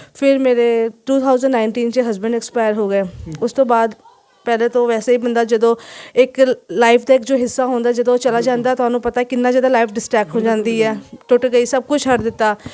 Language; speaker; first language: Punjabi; non-native, local second language; Hindi